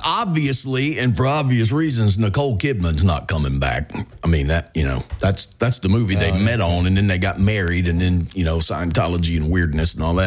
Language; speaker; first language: English; native; English